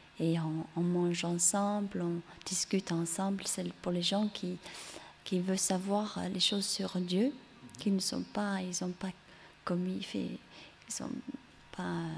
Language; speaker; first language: French; early bilingual, heritage; English